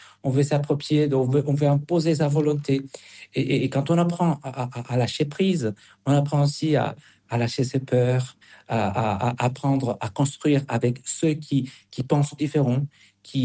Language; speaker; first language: French; non-native, fluent; Spanish